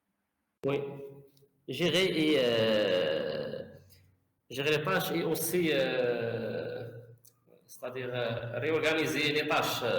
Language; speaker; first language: French; non-native, learner; Arabic